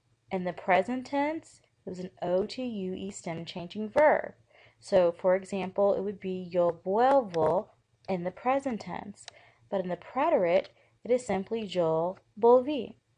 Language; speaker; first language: English; native; English